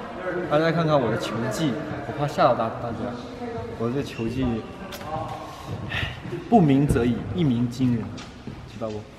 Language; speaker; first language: Chinese; native; Chinese